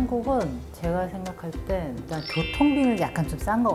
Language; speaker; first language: Korean; native; Korean